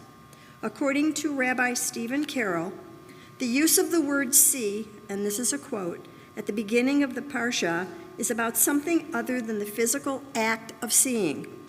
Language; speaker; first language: English; native; English